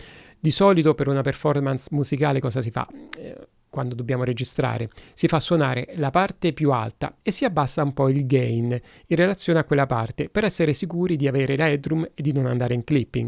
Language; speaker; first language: Italian; native; Italian